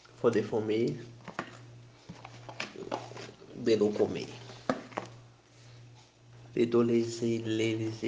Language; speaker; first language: Spanish; non-native, learner; Portuguese